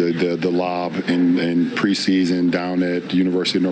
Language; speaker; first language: English; native; English